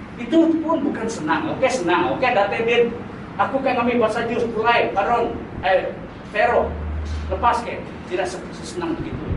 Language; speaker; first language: Malay; non-native, local second language; Iban